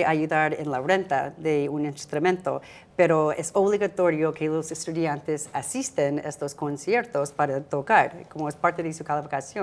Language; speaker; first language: Spanish; non-native, fluent; English